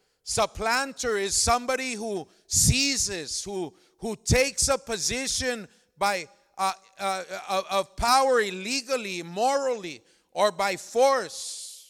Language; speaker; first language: English; early bilingual, other home language; Spanish